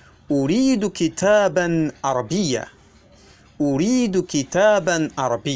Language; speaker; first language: Arabic; non-native, fluent; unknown